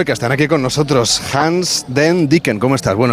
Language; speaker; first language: Spanish; native; Spanish